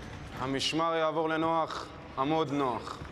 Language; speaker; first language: Hebrew; native; Hebrew